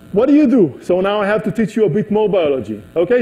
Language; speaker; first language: English; non-native, fluent; Hebrew